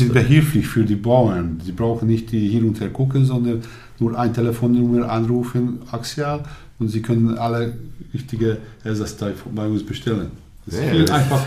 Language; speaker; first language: German; non-native, learner; Hungarian